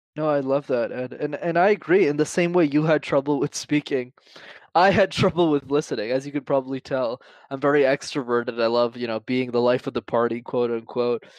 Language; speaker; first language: English; native; English